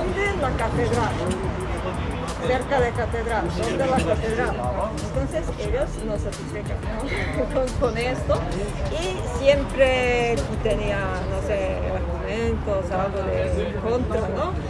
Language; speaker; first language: Spanish; non-native, fluent; Serbian